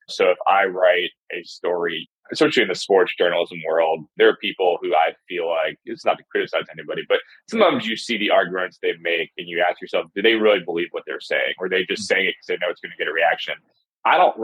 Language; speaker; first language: English; native; English